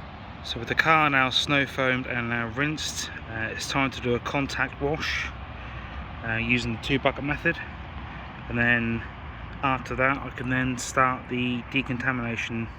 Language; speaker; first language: English; native; English